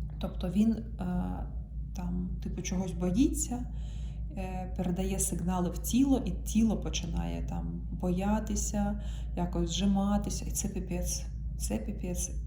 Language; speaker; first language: Ukrainian; non-native, local second language; Russian